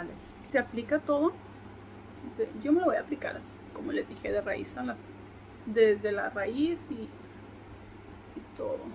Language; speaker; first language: Spanish; native; Spanish